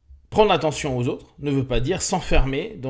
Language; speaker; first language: French; native; French